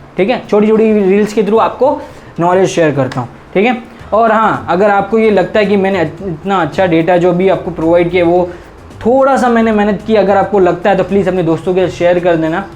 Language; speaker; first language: Hindi; native; Hindi